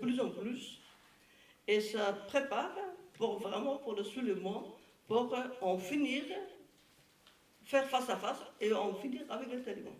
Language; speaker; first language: French; non-native, fluent; Persian